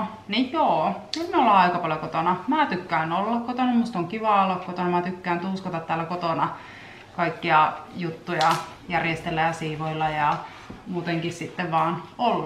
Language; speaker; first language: Finnish; native; Finnish